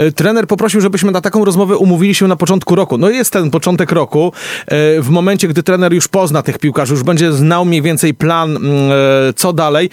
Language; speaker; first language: Polish; native; Polish